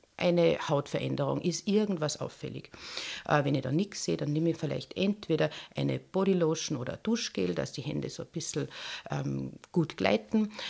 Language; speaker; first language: German; native; German